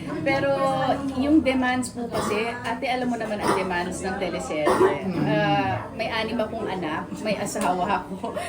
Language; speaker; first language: Filipino; native; Filipino